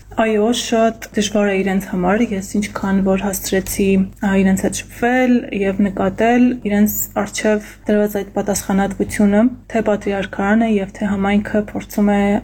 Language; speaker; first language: Armenian; native; Armenian